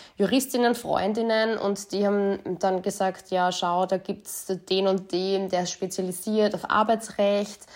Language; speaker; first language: German; native; German